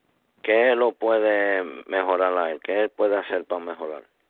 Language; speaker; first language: Spanish; early bilingual, heritage; Spanish